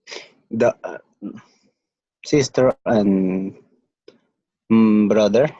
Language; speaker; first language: English; non-native, learner; Spanish